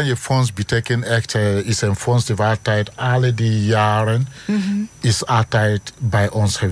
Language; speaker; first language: Dutch; non-native, learner; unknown